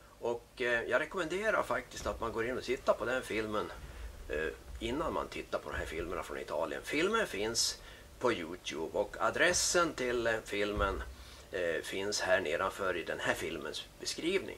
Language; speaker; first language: Swedish; native; Swedish